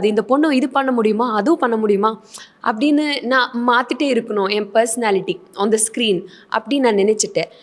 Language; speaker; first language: Tamil; non-native, fluent; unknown